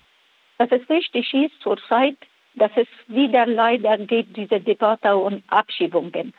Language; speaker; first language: German; non-native, fluent; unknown